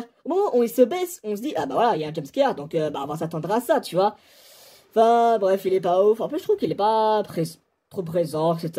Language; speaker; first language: French; native; French